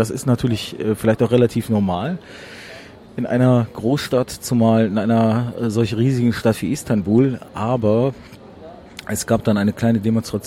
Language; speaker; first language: German; native; German